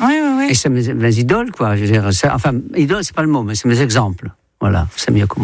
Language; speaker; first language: French; non-native, fluent; Dutch